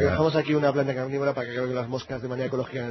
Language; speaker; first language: Spanish; native; Spanish